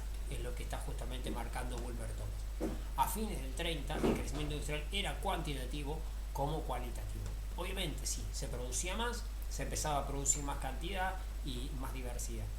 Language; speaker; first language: Spanish; native; Spanish